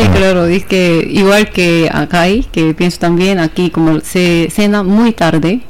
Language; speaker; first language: Spanish; non-native, learner; Korean